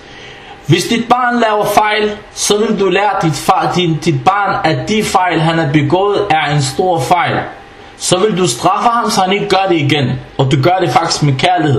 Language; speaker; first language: Danish; non-native, fluent; Arabic